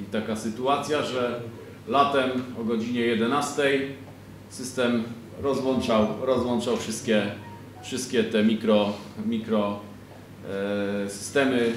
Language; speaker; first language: Polish; native; Polish